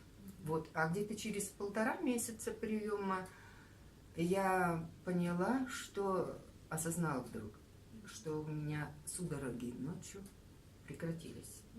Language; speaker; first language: Russian; native; Russian